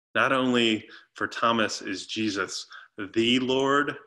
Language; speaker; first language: English; native; English